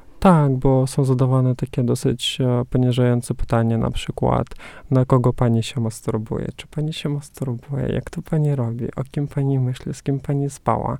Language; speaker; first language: Polish; non-native, fluent; Russian